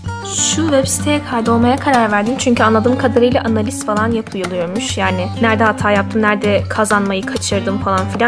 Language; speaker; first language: Turkish; native; Turkish